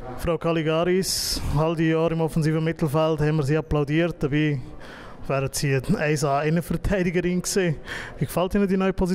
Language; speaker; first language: German; native; German